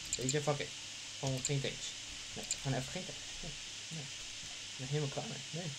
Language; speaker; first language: Dutch; native; Dutch